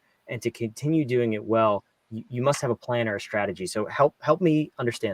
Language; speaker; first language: English; native; English